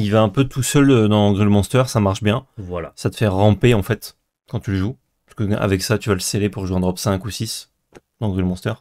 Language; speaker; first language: French; native; French